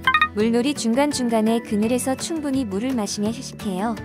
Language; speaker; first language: Korean; native; Korean